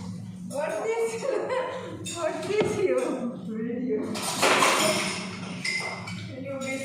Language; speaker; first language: English; non-native, learner; Filipino